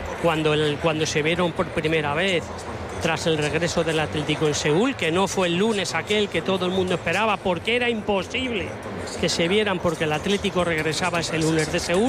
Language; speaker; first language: Spanish; native; Spanish